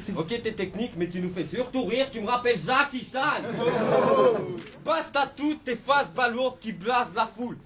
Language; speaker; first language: French; native; French